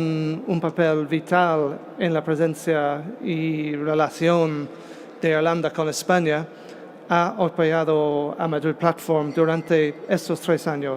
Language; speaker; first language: Spanish; non-native, fluent; English